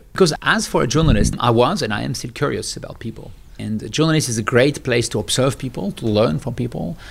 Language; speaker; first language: English; non-native, fluent; French